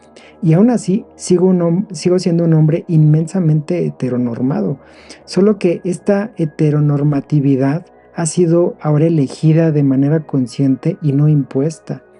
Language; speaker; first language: Spanish; native; Spanish